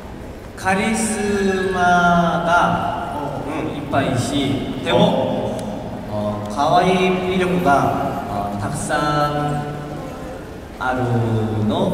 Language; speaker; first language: Japanese; non-native, learner; Korean